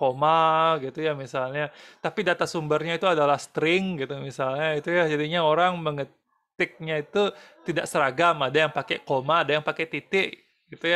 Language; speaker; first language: Indonesian; native; Indonesian